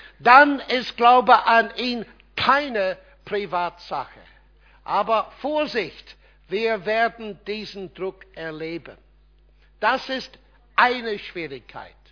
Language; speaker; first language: German; non-native, fluent; English